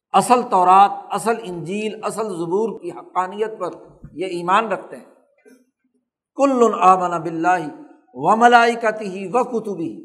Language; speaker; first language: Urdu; non-native, local second language; Punjabi